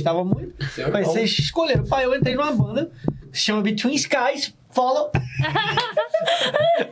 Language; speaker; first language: Portuguese; native; Portuguese